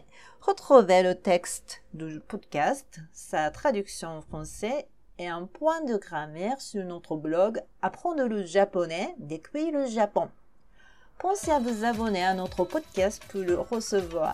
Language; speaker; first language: French; non-native, fluent; Japanese